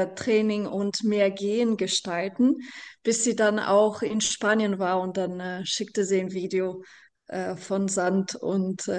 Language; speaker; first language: German; non-native, fluent; Portuguese